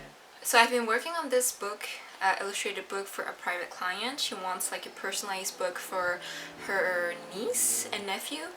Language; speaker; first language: English; non-native, local second language; French